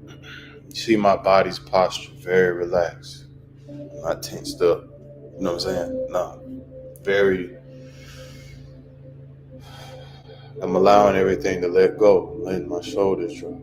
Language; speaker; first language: English; native; English